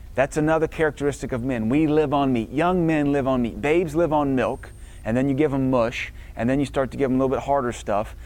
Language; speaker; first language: English; native; English